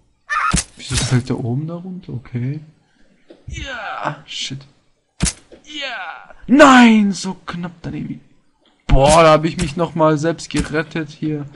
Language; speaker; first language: German; native; German